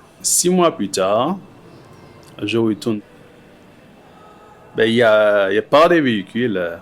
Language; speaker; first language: French; non-native, local second language; Haitian Creole